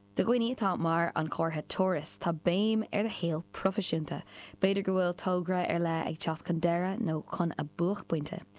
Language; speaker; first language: Irish; native; Irish